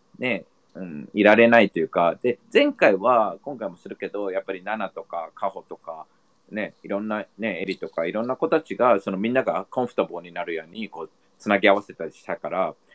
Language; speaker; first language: Japanese; non-native, fluent; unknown